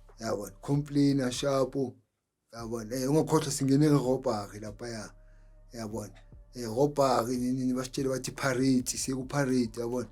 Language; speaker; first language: Zulu; native; Zulu